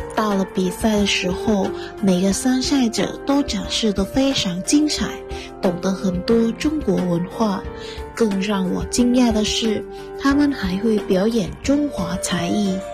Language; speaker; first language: Chinese; non-native, fluent; Thai